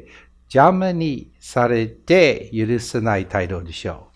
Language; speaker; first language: Japanese; non-native, fluent; English